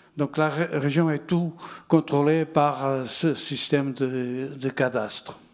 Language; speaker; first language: French; non-native, fluent; Portuguese